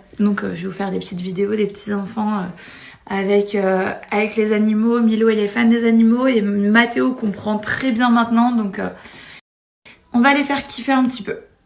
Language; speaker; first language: French; native; French